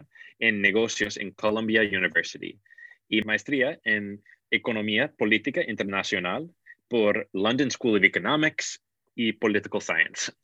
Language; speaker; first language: Spanish; non-native, fluent; English